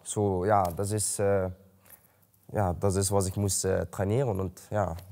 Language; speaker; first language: German; non-native, learner; Dutch